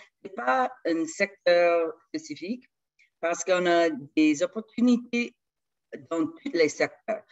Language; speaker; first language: French; non-native, fluent; English